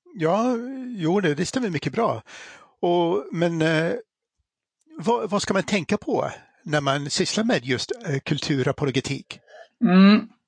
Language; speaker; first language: Swedish; non-native, fluent; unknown